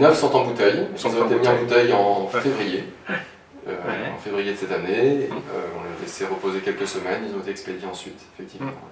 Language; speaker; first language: French; native; French